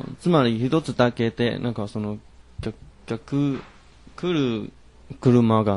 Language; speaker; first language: Japanese; non-native, fluent; Chinese